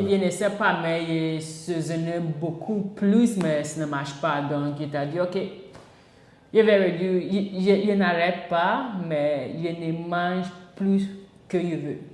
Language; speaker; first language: French; non-native, learner; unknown